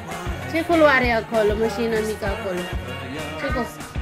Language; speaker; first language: Romanian; non-native, learner; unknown